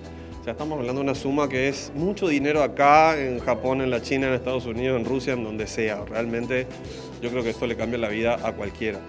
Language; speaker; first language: Spanish; native; Spanish